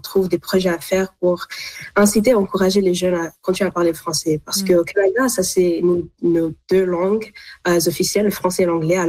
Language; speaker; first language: French; non-native, local second language; Arabic